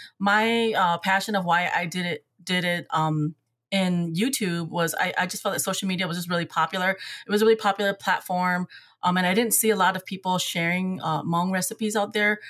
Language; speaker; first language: English; early bilingual, other home language; Hmong